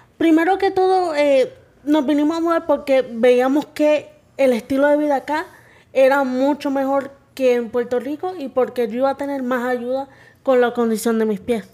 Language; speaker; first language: Spanish; native; Spanish